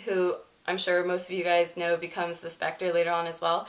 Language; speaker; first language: English; native; English